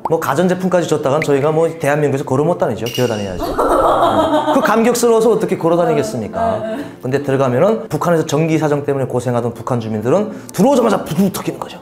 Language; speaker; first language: Korean; native; Korean